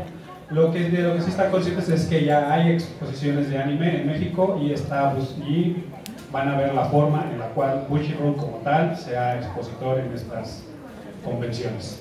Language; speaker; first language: Spanish; native; Spanish